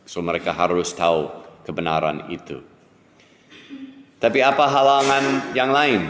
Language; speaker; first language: Indonesian; non-native, fluent; English